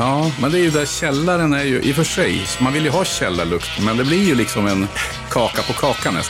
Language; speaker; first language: Swedish; native; Swedish